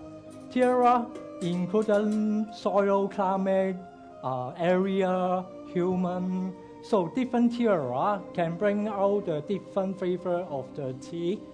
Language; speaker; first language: English; non-native, local second language; Cantonese